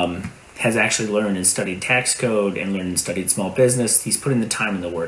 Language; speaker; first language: English; native; English